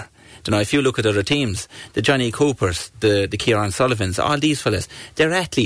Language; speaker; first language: English; native; English